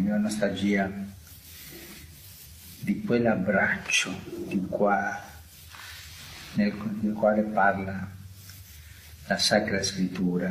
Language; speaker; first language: Italian; non-native, fluent; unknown